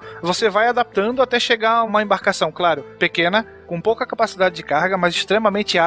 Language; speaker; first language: Portuguese; native; Portuguese